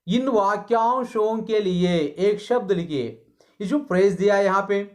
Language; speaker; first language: Hindi; non-native, local second language; Kannada